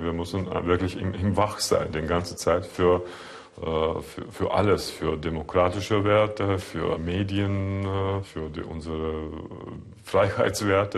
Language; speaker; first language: German; non-native, fluent; Latvian